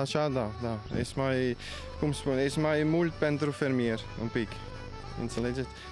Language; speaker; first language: Romanian; non-native, learner; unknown